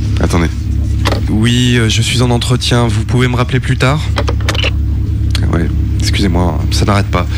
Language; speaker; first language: French; native; French